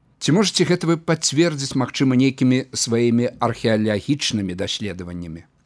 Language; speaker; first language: Belarusian; native; Belarusian